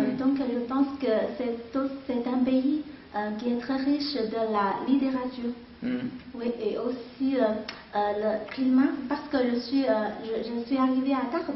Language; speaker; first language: French; non-native, fluent; Chinese